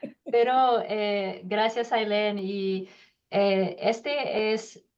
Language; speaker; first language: Spanish; non-native, learner; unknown